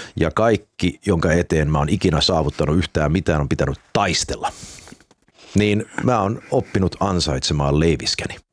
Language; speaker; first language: Finnish; early bilingual, heritage; Finnish